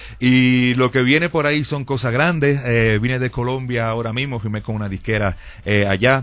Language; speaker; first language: Spanish; early bilingual, heritage; Spanish